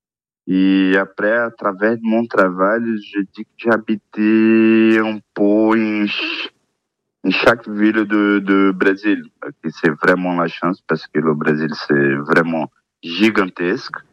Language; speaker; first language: French; non-native, fluent; Portuguese